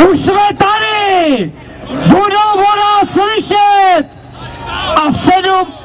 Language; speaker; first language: Czech; native; Czech